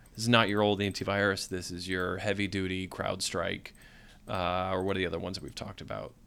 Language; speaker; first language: English; native; English